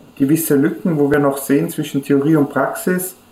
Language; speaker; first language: German; native; German